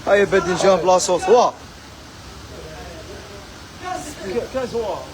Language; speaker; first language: Arabic; native; Arabic